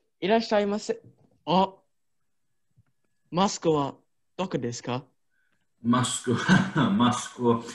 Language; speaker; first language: Japanese; non-native, learner; English